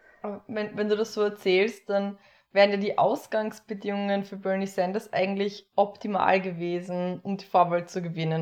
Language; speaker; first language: German; native; German